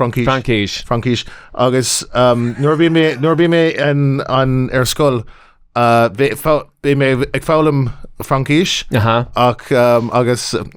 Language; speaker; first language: Irish; non-native, local second language; English